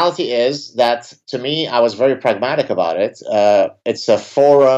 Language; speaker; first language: English; early bilingual, other home language; Arabic